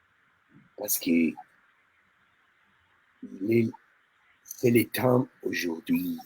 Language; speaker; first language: French; non-native, fluent; Italian